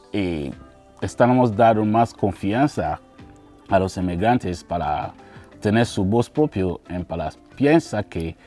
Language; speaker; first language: Spanish; non-native, learner; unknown